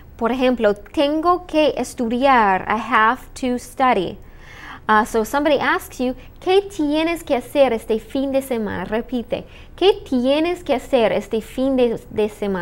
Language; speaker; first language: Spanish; non-native, fluent; English